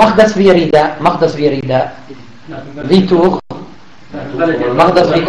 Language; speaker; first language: German; non-native, learner; Arabic